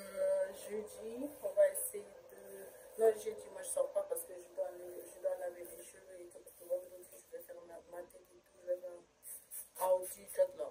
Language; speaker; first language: French; early bilingual, heritage; French